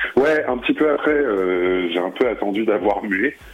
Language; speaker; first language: French; early bilingual, other home language; Arabic